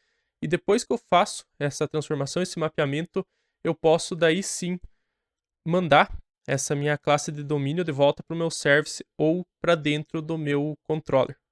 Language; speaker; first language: Portuguese; native; Portuguese